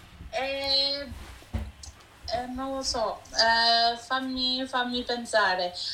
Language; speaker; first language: Italian; early bilingual, heritage; Italian